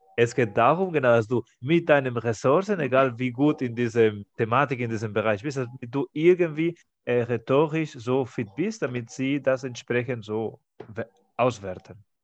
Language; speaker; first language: German; non-native, fluent; Spanish